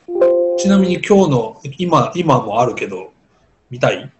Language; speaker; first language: Japanese; native; Japanese